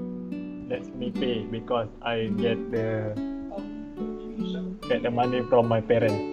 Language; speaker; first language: English; non-native, learner; Malay